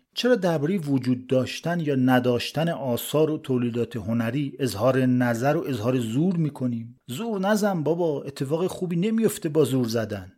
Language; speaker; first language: Persian; native; Persian